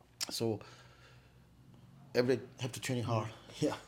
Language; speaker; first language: English; non-native, learner; Korean